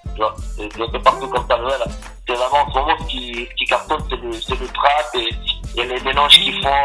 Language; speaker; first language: French; non-native, fluent; Portuguese